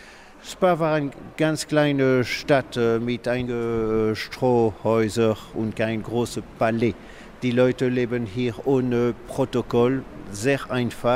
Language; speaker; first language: German; non-native, learner; French